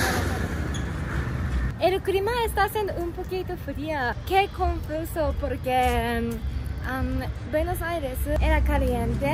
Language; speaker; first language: Spanish; non-native, fluent; Japanese